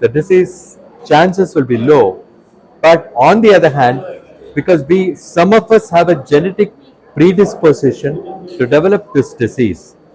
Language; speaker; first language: English; non-native, local second language; Tamil